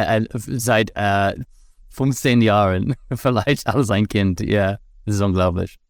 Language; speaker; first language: German; non-native, fluent; English